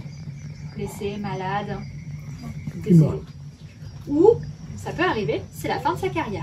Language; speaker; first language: French; native; French